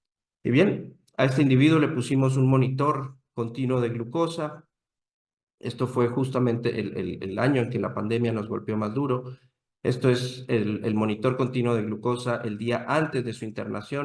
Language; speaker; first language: Spanish; native; Spanish